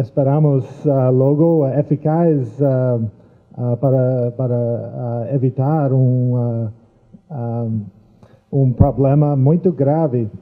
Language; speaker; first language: Portuguese; non-native, fluent; English